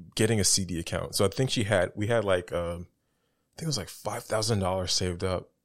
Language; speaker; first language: English; native; English